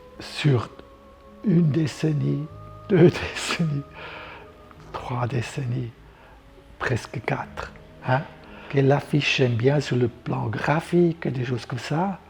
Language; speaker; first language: French; non-native, local second language; German